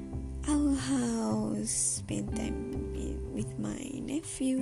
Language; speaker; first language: English; non-native, local second language; Malay